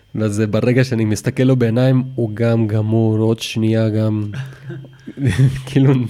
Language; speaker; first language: Hebrew; non-native, fluent; Spanish